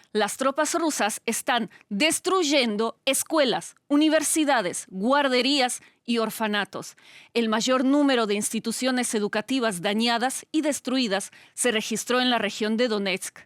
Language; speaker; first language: Spanish; non-native, fluent; Ukrainian